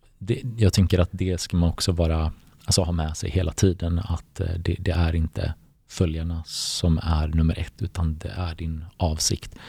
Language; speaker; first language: Swedish; early bilingual, other home language; Bosnian